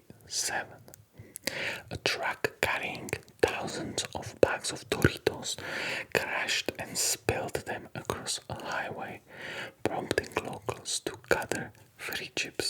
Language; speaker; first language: English; non-native, fluent; Polish